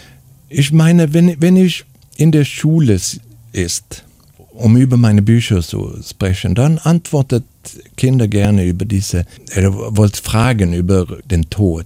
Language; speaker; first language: German; non-native, fluent; Swedish